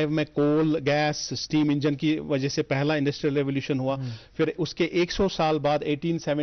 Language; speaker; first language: Hindi; non-native, local second language; Kashmiri